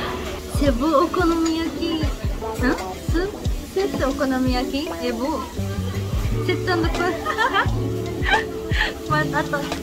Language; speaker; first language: French; non-native, learner; Japanese